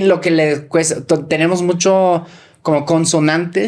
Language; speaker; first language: Spanish; native; Spanish